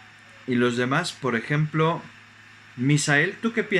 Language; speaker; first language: Spanish; native; Spanish